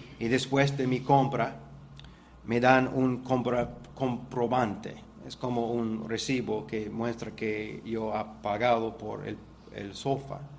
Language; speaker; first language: Spanish; non-native, fluent; English